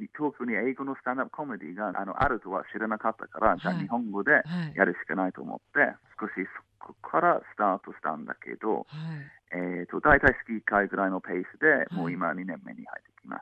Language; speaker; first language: Japanese; non-native, fluent; English